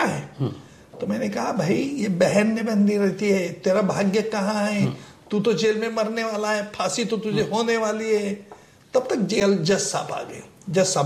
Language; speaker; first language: Hindi; non-native, local second language; Marathi